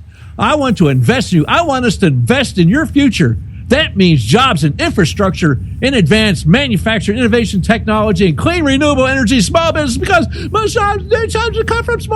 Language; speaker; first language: English; native; English